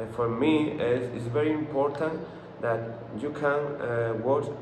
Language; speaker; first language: English; non-native, learner; Spanish